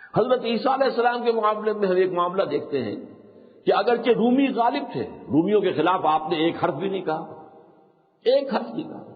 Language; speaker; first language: Urdu; native; Urdu